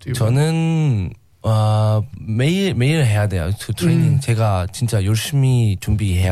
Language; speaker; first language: Korean; non-native, learner; English